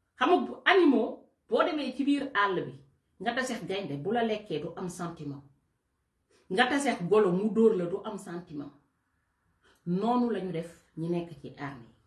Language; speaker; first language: Wolof; native; Wolof